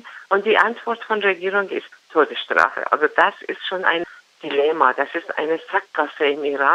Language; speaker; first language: German; non-native, fluent; Persian